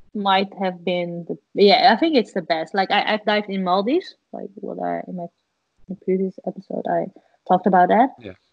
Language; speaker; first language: English; non-native, fluent; Dutch